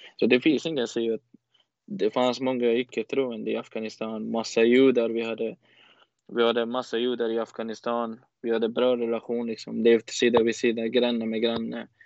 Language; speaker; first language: Swedish; non-native, fluent; Persian